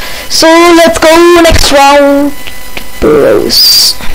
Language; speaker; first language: English; non-native, learner; German